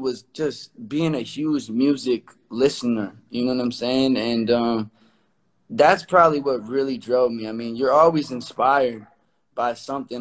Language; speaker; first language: English; native; English